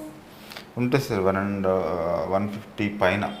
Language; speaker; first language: Telugu; native; Telugu